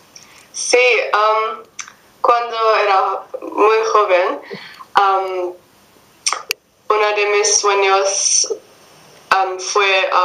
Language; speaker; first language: Spanish; non-native, learner; English